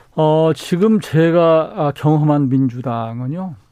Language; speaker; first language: Korean; native; Korean